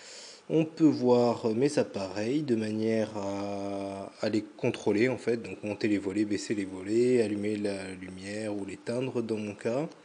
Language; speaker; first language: French; native; French